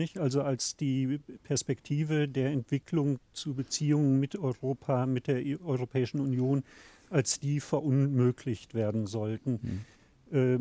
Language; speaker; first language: German; native; German